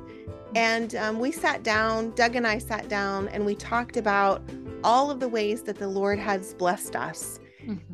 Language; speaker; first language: English; native; English